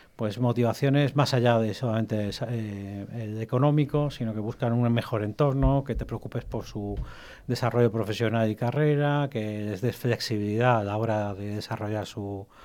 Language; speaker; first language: Spanish; native; Spanish